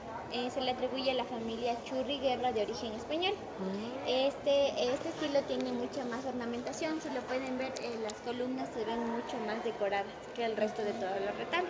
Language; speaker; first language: Spanish; native; Spanish